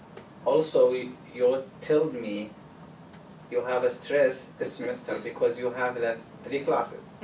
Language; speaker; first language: English; non-native, learner; Arabic